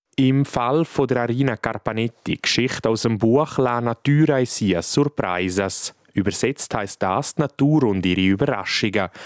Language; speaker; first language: German; native; German